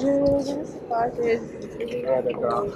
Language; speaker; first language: French; non-native, learner; Russian